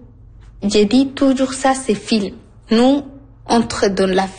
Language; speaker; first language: French; non-native, learner; Arabic